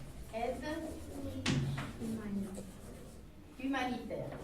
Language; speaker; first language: French; non-native, local second language; Arabic